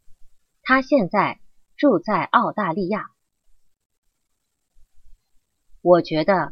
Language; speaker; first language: Chinese; non-native, learner; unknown